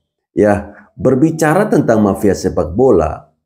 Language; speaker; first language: Indonesian; native; Indonesian